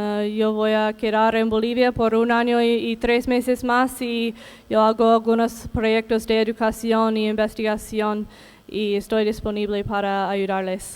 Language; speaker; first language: Spanish; non-native, fluent; English